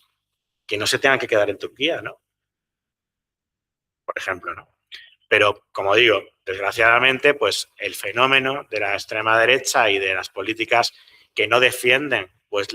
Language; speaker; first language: Spanish; native; Spanish